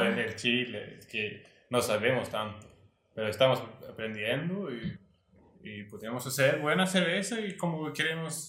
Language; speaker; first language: Spanish; non-native, learner; Swedish